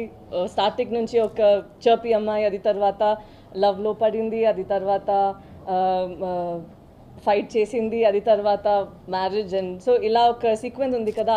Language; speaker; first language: Telugu; non-native, local second language; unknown